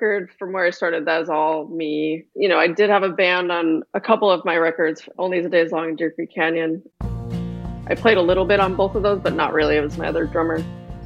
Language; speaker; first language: English; native; English